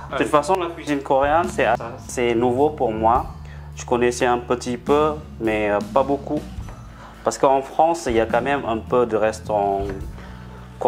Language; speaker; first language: French; non-native, fluent; Indonesian